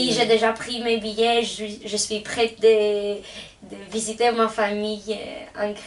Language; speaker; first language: French; non-native, fluent; Greek